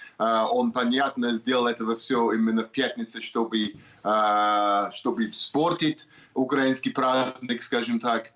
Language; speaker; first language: Russian; non-native, learner; English